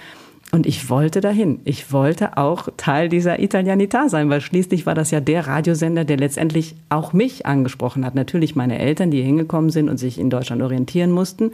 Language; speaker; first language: German; early bilingual, other home language; Italian